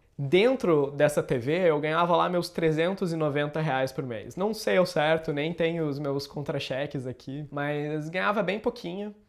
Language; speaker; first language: Portuguese; native; Portuguese